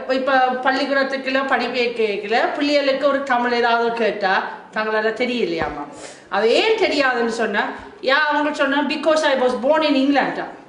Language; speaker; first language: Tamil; non-native, fluent; German